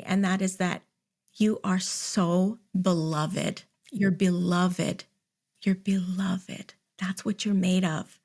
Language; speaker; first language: English; native; English